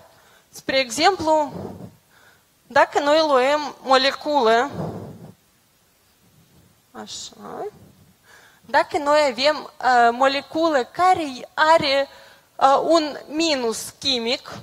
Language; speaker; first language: Romanian; non-native, local second language; Russian